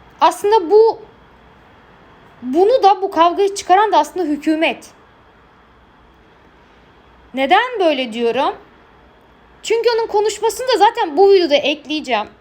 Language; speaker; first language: Turkish; native; Turkish